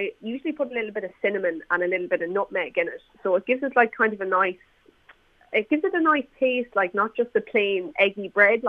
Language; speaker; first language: English; native; English